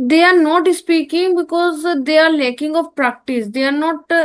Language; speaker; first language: English; non-native, learner; Hindi